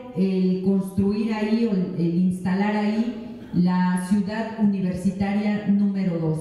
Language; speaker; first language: Spanish; native; Spanish